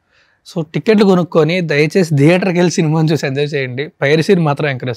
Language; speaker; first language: Telugu; native; Telugu